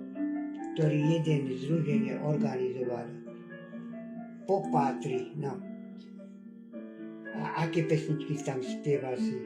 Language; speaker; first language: Slovak; non-native, local second language; Hungarian